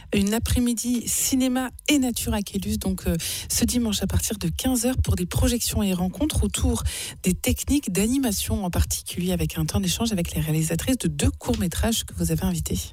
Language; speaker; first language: French; native; French